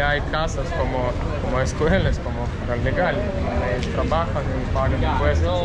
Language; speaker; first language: Spanish; non-native, learner; Russian